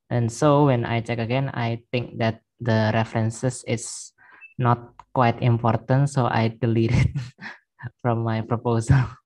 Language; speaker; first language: English; non-native, learner; Indonesian